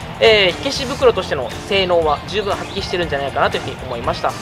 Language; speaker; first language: Japanese; native; Japanese